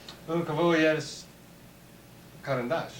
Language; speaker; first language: Russian; non-native, learner; English